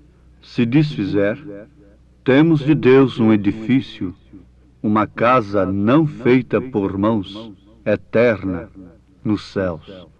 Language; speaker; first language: Portuguese; native; Portuguese